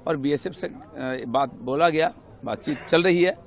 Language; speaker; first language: Hindi; non-native, local second language; Bangla